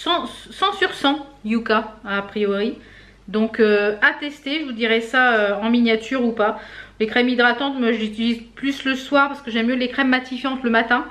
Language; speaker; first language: French; native; French